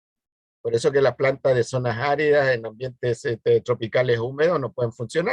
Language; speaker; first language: Spanish; native; Spanish